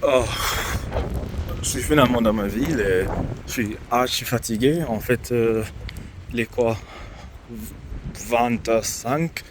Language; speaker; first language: French; non-native, fluent; English